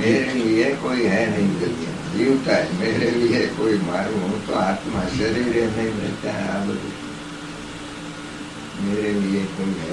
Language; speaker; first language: Hindi; non-native, local second language; Gujarati